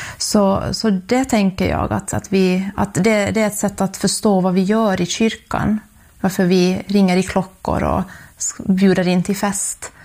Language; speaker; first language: Swedish; native; Swedish